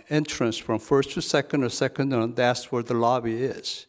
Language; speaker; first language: English; non-native, fluent; Korean